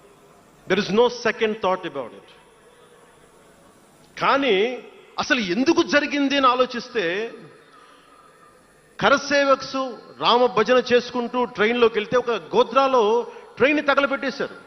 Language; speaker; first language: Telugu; native; Telugu